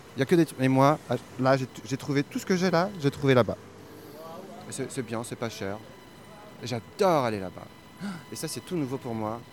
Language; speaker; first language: French; native; French